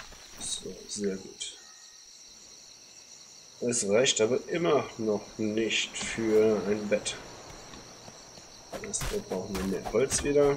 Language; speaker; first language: German; native; German